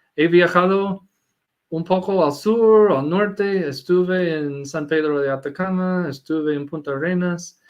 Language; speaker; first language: Spanish; non-native, fluent; English